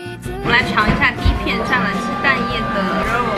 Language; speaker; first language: Chinese; native; Chinese